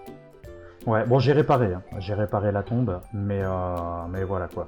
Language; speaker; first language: French; native; French